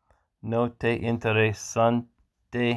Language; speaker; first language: Spanish; non-native, learner; English